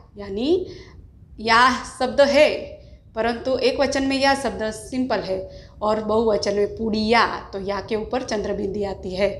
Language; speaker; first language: Hindi; non-native, local second language; Gujarati